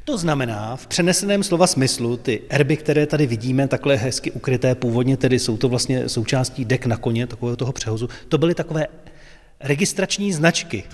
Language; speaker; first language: Czech; native; Czech